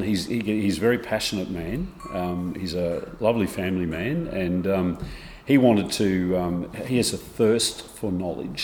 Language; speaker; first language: English; native; English